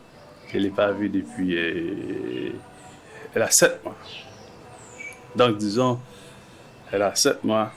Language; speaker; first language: French; non-native, local second language; Haitian Creole